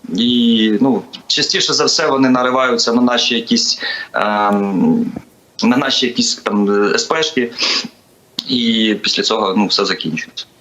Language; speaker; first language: Ukrainian; native; Ukrainian